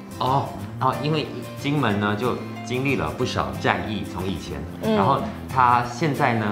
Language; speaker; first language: Chinese; native; Chinese